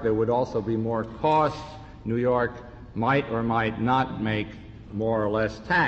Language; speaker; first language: English; native; English